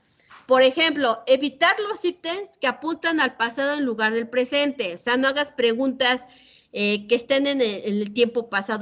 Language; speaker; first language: Spanish; native; Spanish